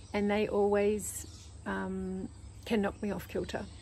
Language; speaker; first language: English; native; English